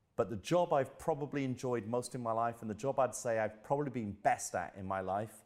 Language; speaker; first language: English; native; English